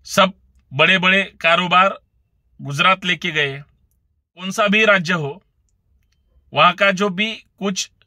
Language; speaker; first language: Hindi; non-native, local second language; Marathi